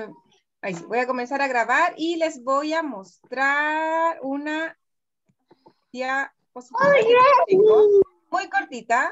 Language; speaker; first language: Spanish; native; Spanish